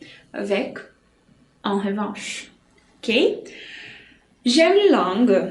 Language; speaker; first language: French; non-native, fluent; Portuguese